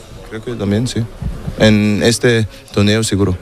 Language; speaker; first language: Spanish; non-native, learner; German